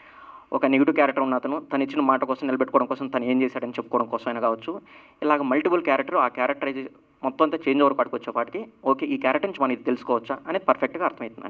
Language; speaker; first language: Telugu; native; Telugu